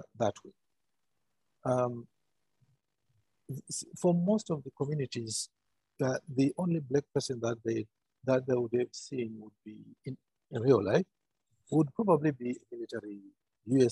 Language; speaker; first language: English; non-native, local second language; Shona